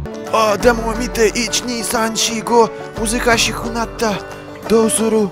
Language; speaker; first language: Japanese; non-native, learner; Russian